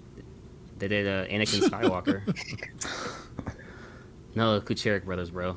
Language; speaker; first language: English; native; English